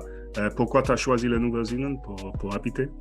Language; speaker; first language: French; non-native, fluent; English